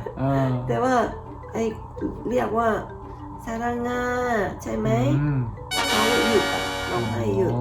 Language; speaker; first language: Thai; non-native, learner; Korean